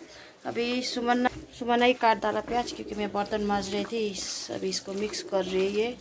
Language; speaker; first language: Hindi; non-native, local second language; Nepali